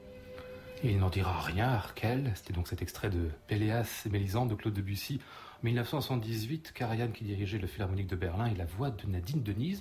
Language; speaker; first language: French; native; French